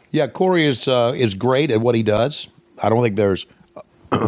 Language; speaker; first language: English; native; English